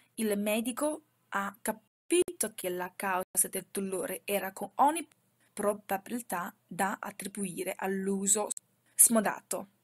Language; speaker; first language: Italian; non-native, fluent; Chinese